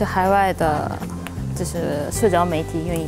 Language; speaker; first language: Chinese; non-native, fluent; Japanese